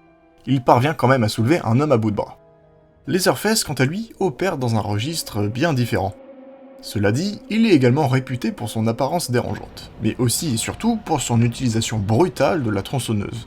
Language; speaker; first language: French; native; French